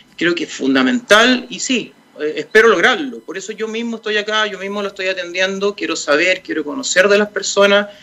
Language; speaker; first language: Spanish; native; Spanish